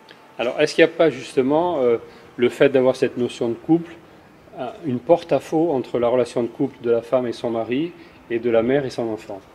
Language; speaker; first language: French; native; French